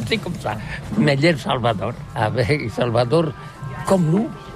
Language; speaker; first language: French; non-native, learner; Catalan